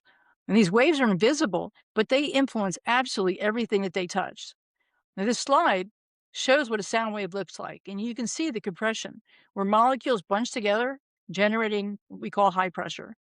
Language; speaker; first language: English; native; English